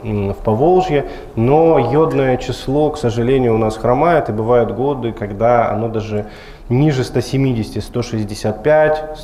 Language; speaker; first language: Russian; native; Russian